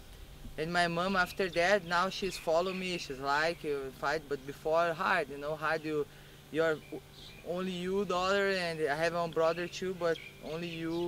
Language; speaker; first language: English; non-native, learner; Portuguese